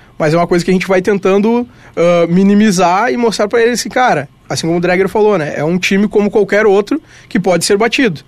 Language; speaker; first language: Portuguese; native; Portuguese